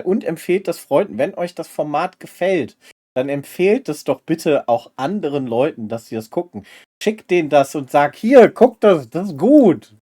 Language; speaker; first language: German; native; German